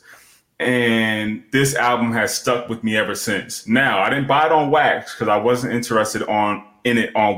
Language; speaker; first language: English; native; English